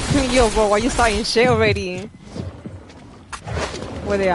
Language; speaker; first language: English; early bilingual, other home language; Spanish